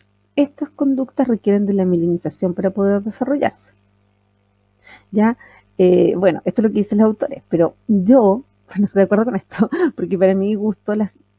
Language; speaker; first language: Spanish; native; Spanish